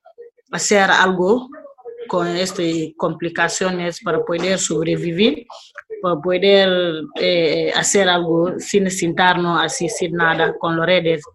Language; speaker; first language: Spanish; non-native, learner; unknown